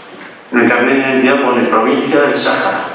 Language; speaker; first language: Spanish; native; Spanish